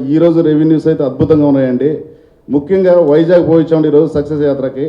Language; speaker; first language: Telugu; native; Telugu